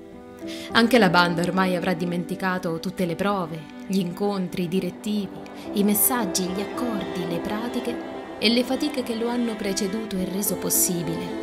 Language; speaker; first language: Italian; native; Italian